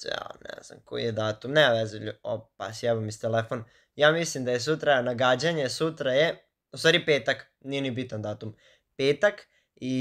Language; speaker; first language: Serbian; native; Serbian